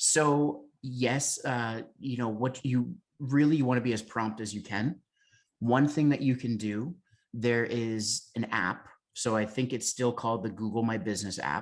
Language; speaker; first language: English; native; English